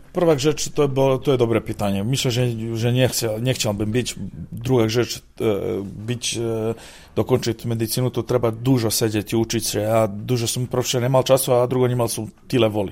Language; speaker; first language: Polish; non-native, fluent; Serbian